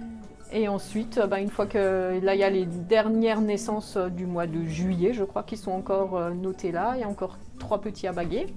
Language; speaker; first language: French; native; French